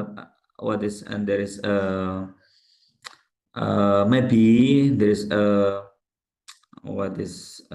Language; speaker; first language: English; non-native, local second language; Indonesian